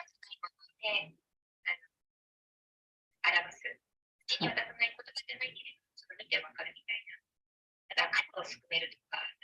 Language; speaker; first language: Japanese; native; Japanese